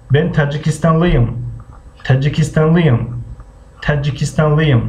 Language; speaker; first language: Turkish; non-native, fluent; Tajik